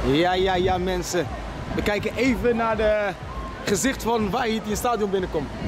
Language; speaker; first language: Dutch; native; Dutch